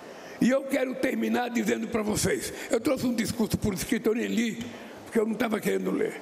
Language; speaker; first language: Portuguese; native; Portuguese